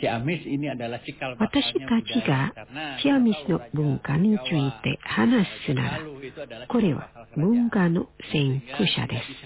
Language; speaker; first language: Japanese; non-native, fluent; Indonesian